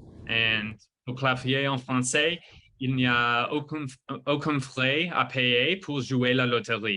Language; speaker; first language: French; non-native, fluent; English